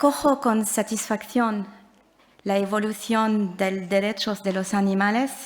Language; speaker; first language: Spanish; non-native, learner; French